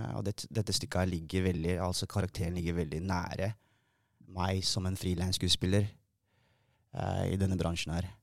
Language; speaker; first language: Norwegian; early bilingual, other home language; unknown